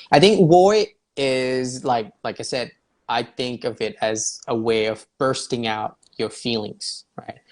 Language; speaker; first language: English; non-native, fluent; Thai